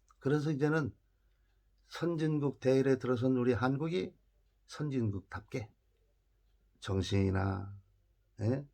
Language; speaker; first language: Korean; native; Korean